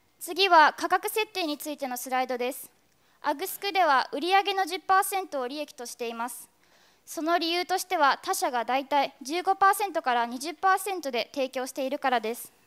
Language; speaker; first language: Japanese; native; Japanese